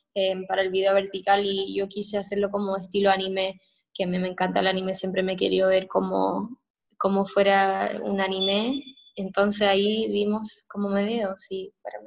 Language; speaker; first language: Spanish; early bilingual, heritage; Spanish